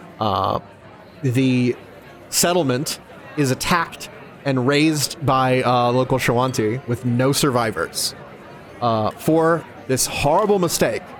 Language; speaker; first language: English; native; English